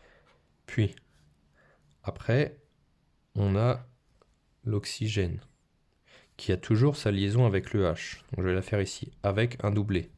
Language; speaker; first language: French; native; French